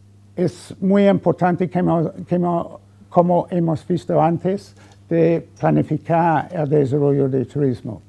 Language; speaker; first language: Spanish; non-native, fluent; English